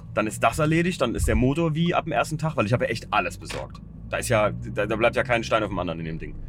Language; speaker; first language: German; native; German